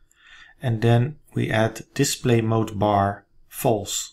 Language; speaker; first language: English; non-native, fluent; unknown